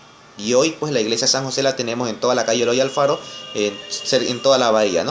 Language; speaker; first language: Spanish; native; Spanish